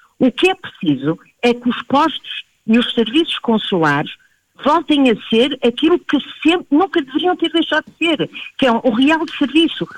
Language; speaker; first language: Portuguese; early bilingual, heritage; Portuguese